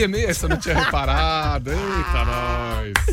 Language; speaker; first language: Portuguese; native; Portuguese